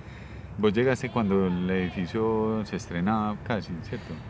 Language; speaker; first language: Spanish; native; Spanish